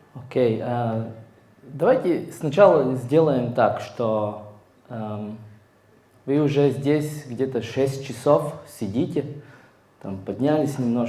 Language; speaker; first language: Russian; non-native, fluent; Latvian